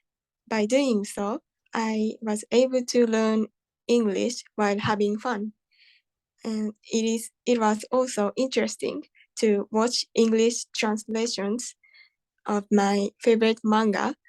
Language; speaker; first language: English; non-native, learner; Japanese